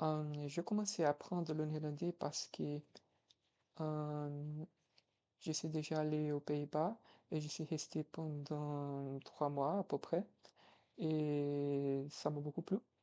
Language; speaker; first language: French; non-native, fluent; Portuguese